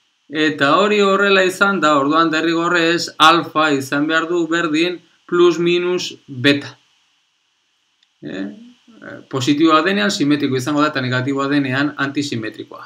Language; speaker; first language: Basque; non-native, local second language; Spanish